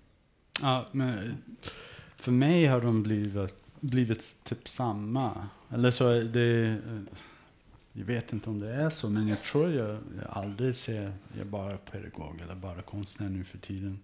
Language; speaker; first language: Swedish; early bilingual, heritage; English